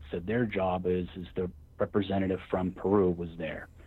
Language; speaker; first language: English; native; English